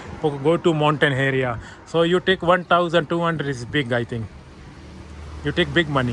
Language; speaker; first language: English; non-native, learner; Urdu